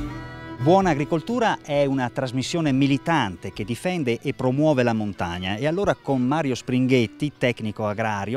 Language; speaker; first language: Italian; native; Italian